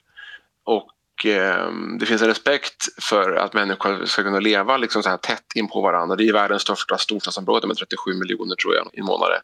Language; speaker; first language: Swedish; native; Swedish